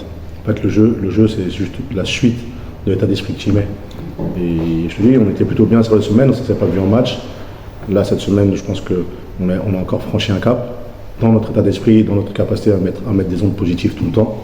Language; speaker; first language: French; native; French